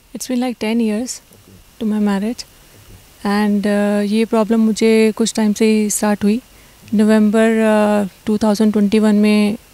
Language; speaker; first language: Hindi; native; Hindi